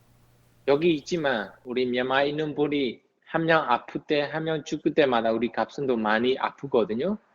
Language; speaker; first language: Korean; non-native, fluent; Burmese